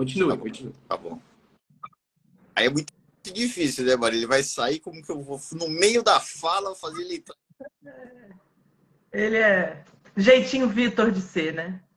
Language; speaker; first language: Portuguese; native; Portuguese